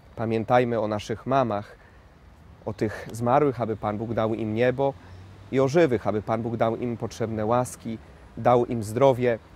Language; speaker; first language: Polish; native; Polish